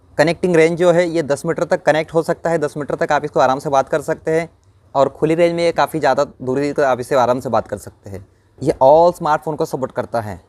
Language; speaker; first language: Hindi; non-native, local second language; Marathi